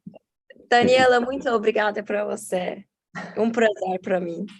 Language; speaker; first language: Portuguese; non-native, learner; Turkish